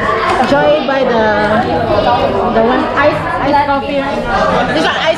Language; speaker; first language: English; non-native, local second language; Filipino